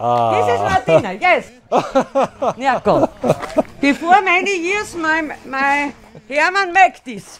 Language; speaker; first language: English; non-native, learner; German